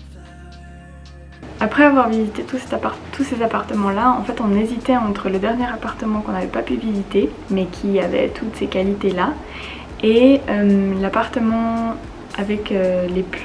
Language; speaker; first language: French; native; French